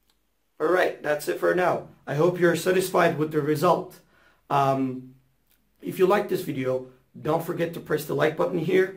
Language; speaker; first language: English; non-native, fluent; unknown